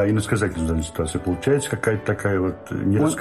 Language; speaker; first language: Russian; native; Russian